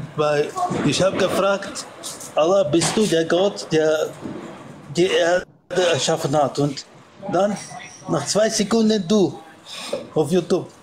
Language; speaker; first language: German; non-native, fluent; Bulgarian